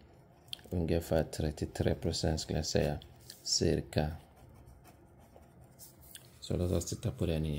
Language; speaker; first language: Swedish; non-native, fluent; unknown